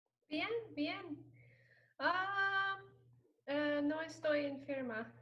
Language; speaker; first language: Spanish; non-native, learner; English